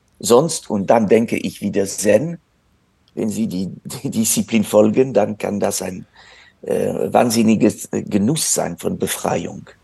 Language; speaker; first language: German; non-native, fluent; French